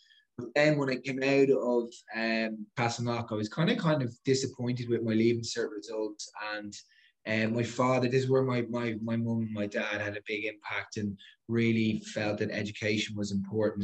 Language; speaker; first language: English; native; English